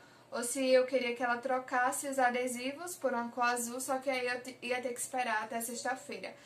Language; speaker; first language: Portuguese; native; Portuguese